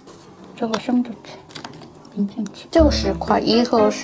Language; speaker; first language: Chinese; non-native, learner; Korean